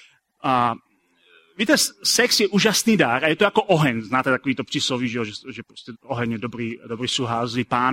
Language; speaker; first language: Czech; native; Czech